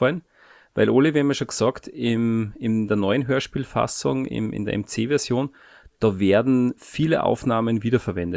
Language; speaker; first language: German; native; German